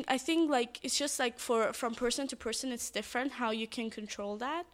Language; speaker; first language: English; non-native, fluent; Persian